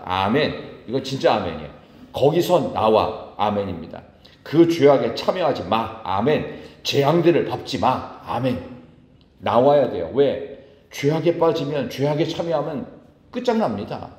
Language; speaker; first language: Korean; native; Korean